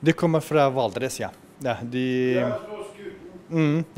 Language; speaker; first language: Norwegian; non-native, learner; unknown